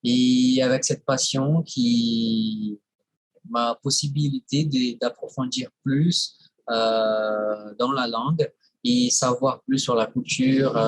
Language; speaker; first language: French; non-native, fluent; Portuguese